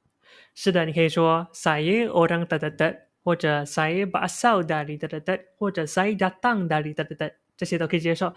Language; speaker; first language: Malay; non-native, local second language; Chinese